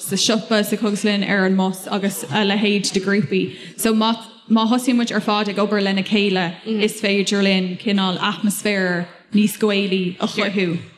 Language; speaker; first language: Irish; non-native, local second language; English